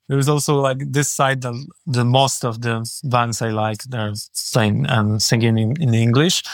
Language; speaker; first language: English; non-native, learner; Polish